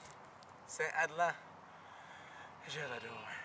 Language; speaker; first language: French; non-native, learner; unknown